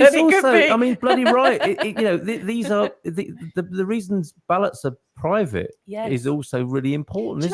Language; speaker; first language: English; native; English